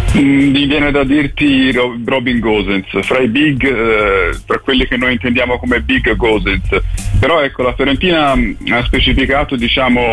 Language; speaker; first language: Italian; native; Italian